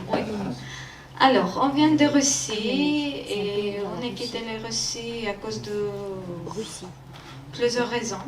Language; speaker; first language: French; non-native, learner; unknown